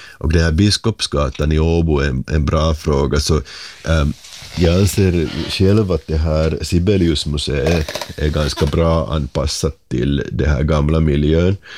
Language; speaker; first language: Swedish; non-native, local second language; Finnish